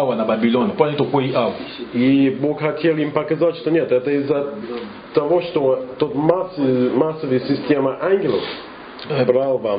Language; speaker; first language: Russian; non-native, fluent; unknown